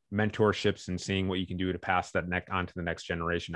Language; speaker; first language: English; native; English